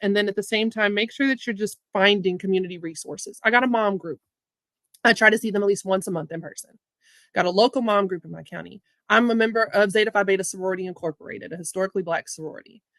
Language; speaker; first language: English; native; English